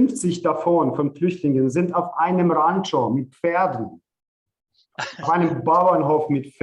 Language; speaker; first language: German; non-native, fluent; Ukrainian